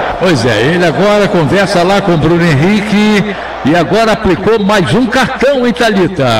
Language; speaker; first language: Portuguese; native; Portuguese